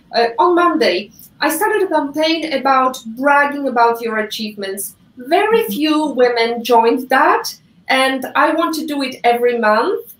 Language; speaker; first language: English; non-native, fluent; Polish